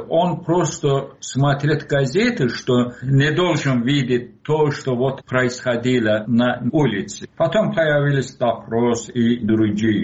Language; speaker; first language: Russian; non-native, local second language; Azerbaijani